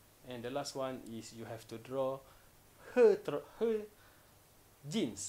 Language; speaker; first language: English; non-native, local second language; Malay